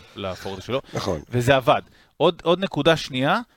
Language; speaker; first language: Hebrew; native; Hebrew